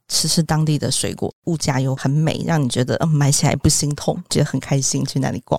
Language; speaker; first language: Chinese; native; Chinese